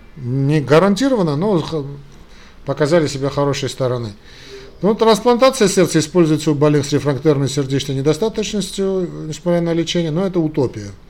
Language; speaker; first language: Russian; non-native, local second language; Armenian